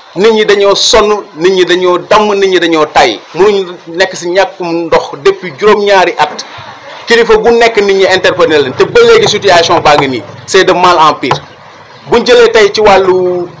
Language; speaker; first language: Wolof; non-native, local second language; Serer